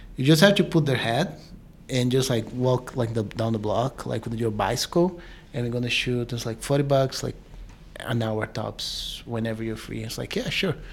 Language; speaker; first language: English; non-native, fluent; Portuguese